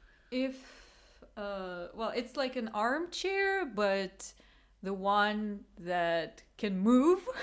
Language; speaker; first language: English; non-native, fluent; Russian